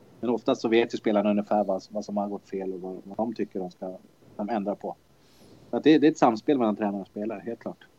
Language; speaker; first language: Swedish; native; Swedish